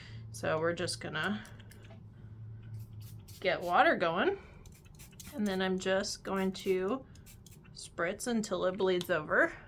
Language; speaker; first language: English; native; English